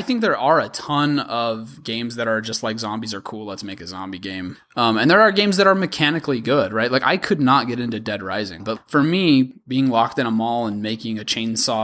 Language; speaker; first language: English; native; English